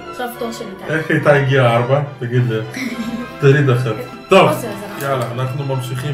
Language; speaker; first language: Hebrew; native; Hebrew